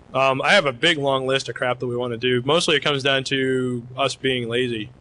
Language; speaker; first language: English; native; English